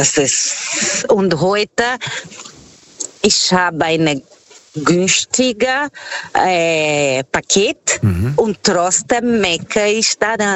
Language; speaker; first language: German; non-native, fluent; Portuguese